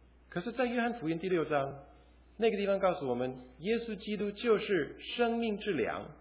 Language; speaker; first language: Chinese; early bilingual, other home language; English